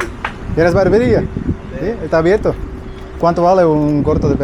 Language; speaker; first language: Spanish; non-native, learner; Slovak